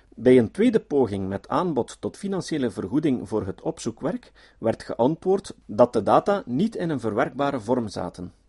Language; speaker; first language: Dutch; native; Dutch